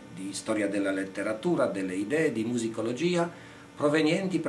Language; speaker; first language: Italian; non-native, fluent; Polish